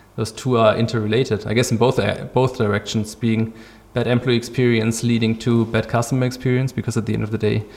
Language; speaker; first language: English; non-native, fluent; German